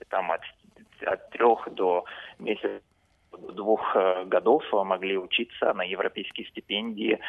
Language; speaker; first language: Russian; non-native, fluent; Lithuanian